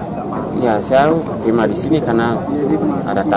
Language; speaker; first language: Indonesian; non-native, fluent; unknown